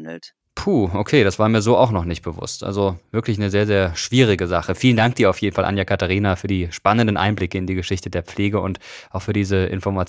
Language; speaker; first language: German; native; German